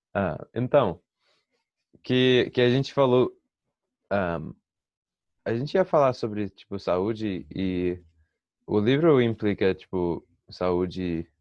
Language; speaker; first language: Portuguese; non-native, fluent; English